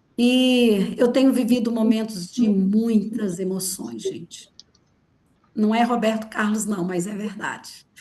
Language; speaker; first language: Portuguese; early bilingual, other home language; Italian